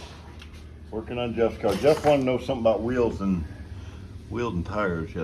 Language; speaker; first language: English; native; English